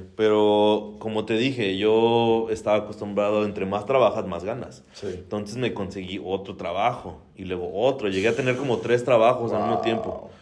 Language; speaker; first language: Spanish; native; Spanish